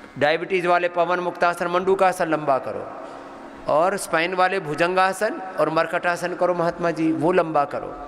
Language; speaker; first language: Hindi; native; Hindi